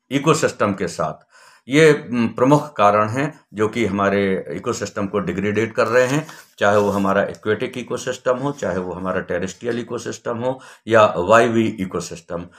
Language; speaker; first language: Hindi; native; Hindi